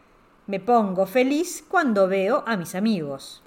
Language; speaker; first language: Spanish; native; Spanish